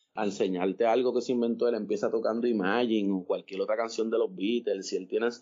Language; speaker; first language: Spanish; native; Spanish